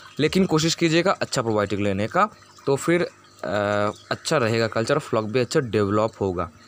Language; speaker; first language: Hindi; non-native, local second language; Bangla